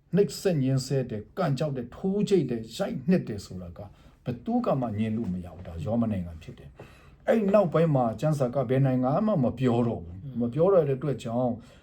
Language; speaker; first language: Burmese; non-native, local second language; Hakha Chin